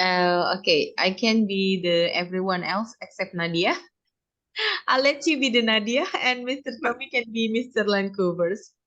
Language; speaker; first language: English; non-native, fluent; Indonesian